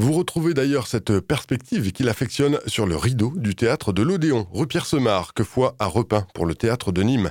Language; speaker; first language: French; native; French